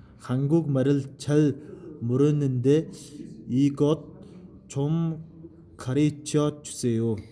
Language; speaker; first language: Korean; non-native, fluent; Mongolian